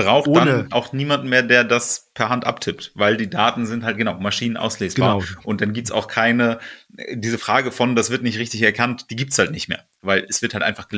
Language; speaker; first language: German; native; German